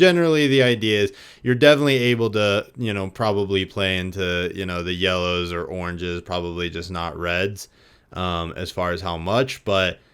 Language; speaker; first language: English; native; English